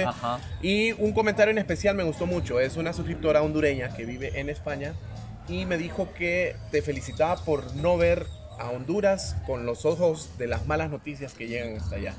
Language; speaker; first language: Spanish; native; Spanish